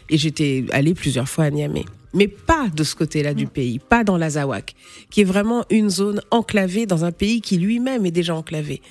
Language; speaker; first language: French; early bilingual, other home language; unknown